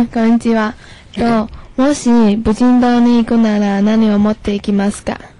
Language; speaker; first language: Japanese; non-native, learner; Chinese